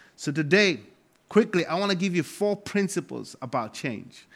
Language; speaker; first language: English; non-native, local second language; Nyanja